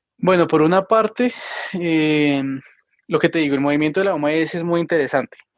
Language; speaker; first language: Spanish; native; Spanish